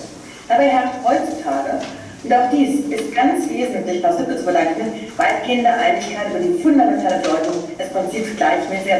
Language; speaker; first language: German; native; German